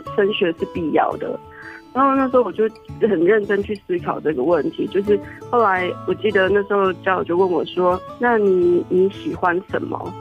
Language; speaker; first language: Chinese; non-native, local second language; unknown